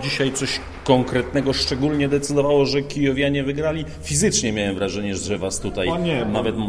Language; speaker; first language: Polish; native; Polish